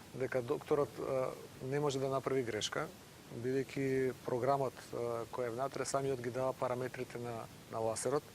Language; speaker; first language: Macedonian; native; Macedonian